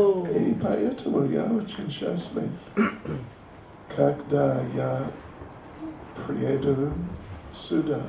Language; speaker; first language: Russian; non-native, learner; English